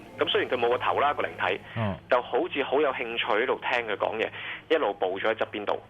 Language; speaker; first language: Cantonese; native; Cantonese